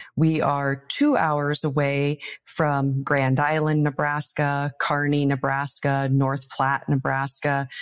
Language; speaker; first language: English; native; English